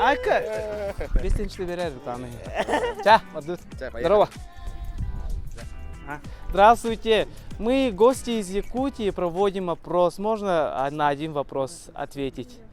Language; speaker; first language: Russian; non-native, local second language; Yakut